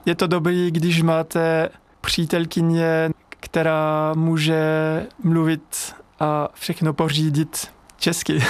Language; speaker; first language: Czech; non-native, fluent; French